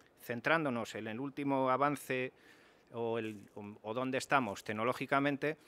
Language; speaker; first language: Spanish; native; Spanish